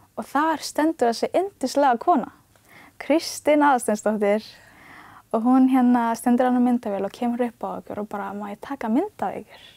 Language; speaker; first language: Icelandic; early bilingual, other home language; Ganda